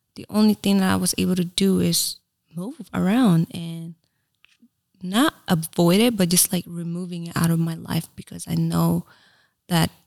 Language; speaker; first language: English; early bilingual, other home language; Filipino